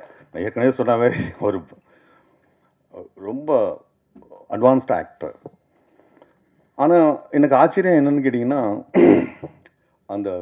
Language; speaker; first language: Tamil; native; Tamil